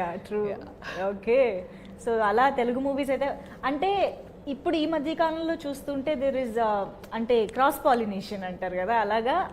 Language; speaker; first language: Telugu; native; Telugu